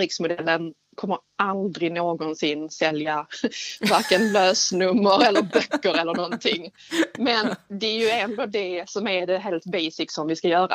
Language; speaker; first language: Swedish; native; Swedish